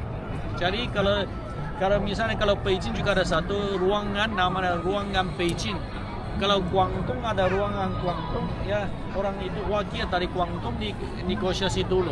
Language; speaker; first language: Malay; non-native, fluent; Chinese